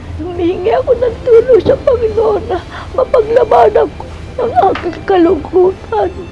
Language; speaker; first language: Filipino; native; Filipino